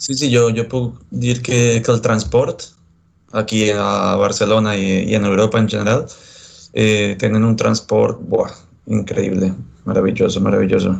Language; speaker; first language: Catalan; non-native, fluent; Spanish